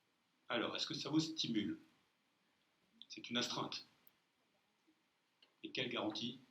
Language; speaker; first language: French; native; French